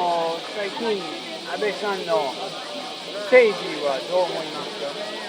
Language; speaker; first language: Japanese; non-native, fluent; English